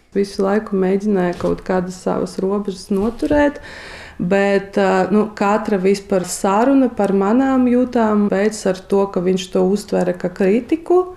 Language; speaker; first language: Latvian; non-native, local second language; Russian